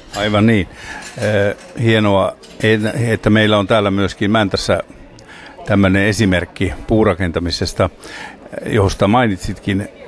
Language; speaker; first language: Finnish; native; Finnish